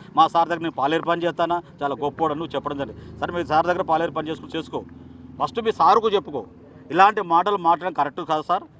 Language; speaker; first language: Telugu; native; Telugu